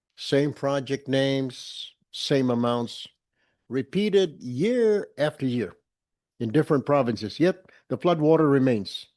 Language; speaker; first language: English; non-native, local second language; Filipino